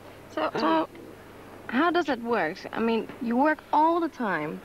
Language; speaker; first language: English; non-native, fluent; Dutch